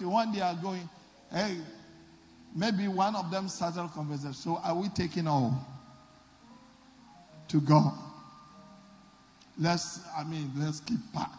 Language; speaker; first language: English; non-native, local second language; Akan